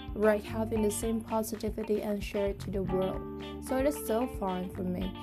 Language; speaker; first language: English; non-native, learner; Indonesian